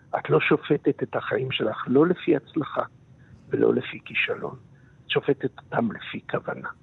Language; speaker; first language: Hebrew; native; Hebrew